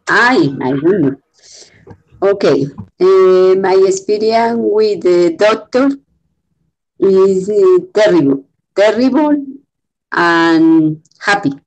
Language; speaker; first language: English; non-native, learner; Spanish